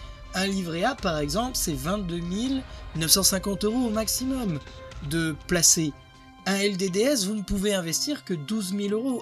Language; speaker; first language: French; native; French